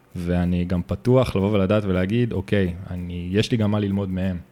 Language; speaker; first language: Hebrew; native; Hebrew